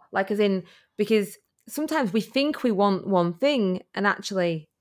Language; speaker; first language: English; native; English